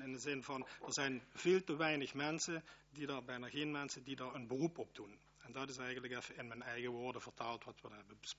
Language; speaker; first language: Dutch; native; Dutch